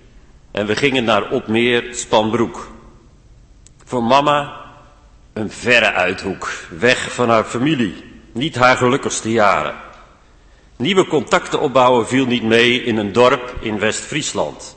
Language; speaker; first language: Dutch; native; Dutch